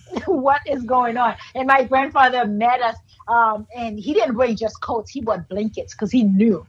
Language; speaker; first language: English; non-native, fluent; Haitian Creole